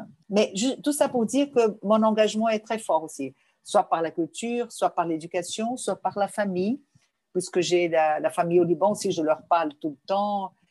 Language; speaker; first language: French; non-native, fluent; Portuguese